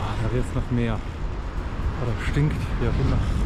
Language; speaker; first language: German; native; German